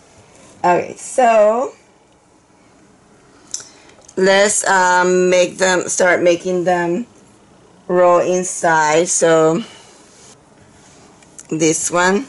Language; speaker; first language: English; non-native, fluent; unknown